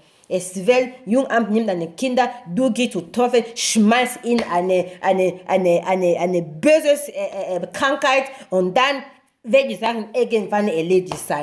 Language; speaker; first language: German; non-native, learner; Lingala